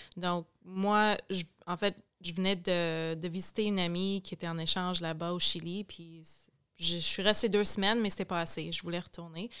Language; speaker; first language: French; non-native, local second language; English